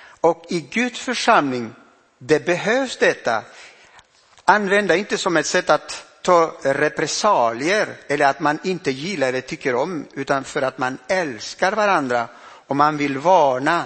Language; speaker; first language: Swedish; non-native, fluent; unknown